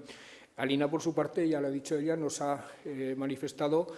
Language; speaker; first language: Spanish; native; Spanish